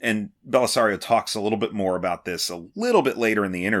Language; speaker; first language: English; native; English